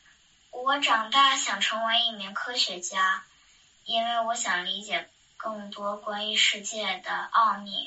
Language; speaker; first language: Chinese; early bilingual, other home language; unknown